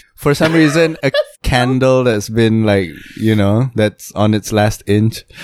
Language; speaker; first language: English; non-native, local second language; Malay